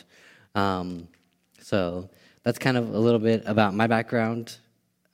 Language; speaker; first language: English; native; English